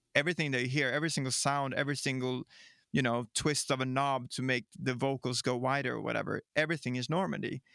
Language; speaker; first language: English; non-native, fluent; Swedish